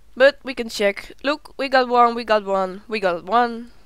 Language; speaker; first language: English; non-native, learner; Dutch